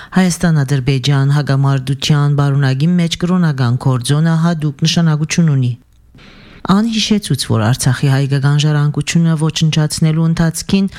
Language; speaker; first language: Armenian; early bilingual, heritage; Armenian